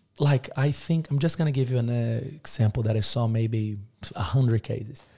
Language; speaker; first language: English; non-native, fluent; Portuguese